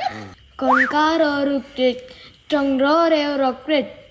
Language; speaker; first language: Vietnamese; non-native, learner; Sinhala